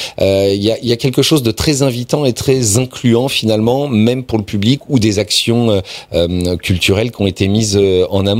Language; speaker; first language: French; native; French